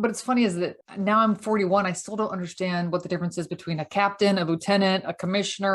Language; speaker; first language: English; native; English